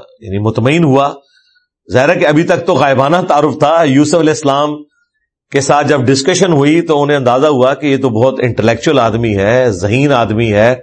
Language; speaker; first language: Urdu; non-native, local second language; Punjabi